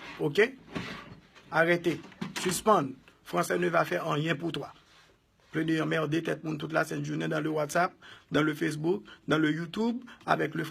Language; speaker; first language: French; non-native, local second language; Haitian Creole